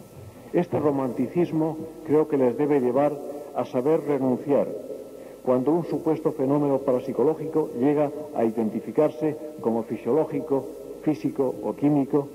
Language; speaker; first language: Spanish; native; Spanish